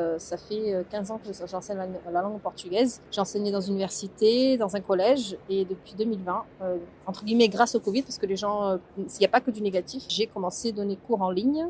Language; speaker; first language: French; early bilingual, other home language; Portuguese